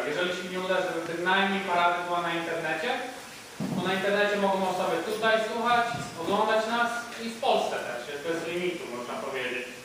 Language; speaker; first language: Polish; early bilingual, heritage; Polish